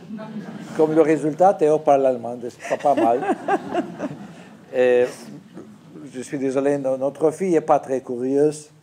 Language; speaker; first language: French; non-native, fluent; Russian